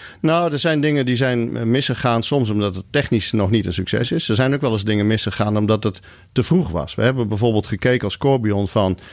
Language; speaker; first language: Dutch; native; Dutch